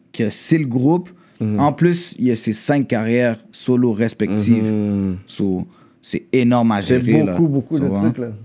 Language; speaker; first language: French; native; French